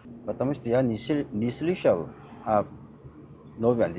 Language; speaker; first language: Russian; non-native, learner; Korean